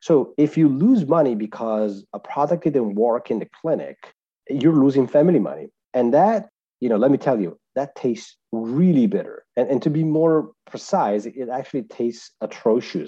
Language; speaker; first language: English; non-native, fluent; Italian